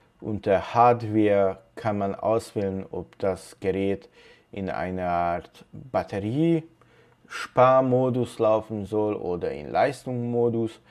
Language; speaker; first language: German; non-native, fluent; Hungarian